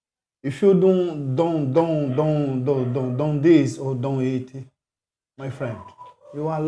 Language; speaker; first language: English; non-native, learner; Portuguese